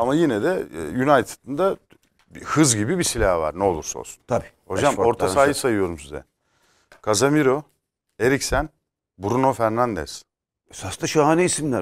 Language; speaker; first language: Turkish; native; Turkish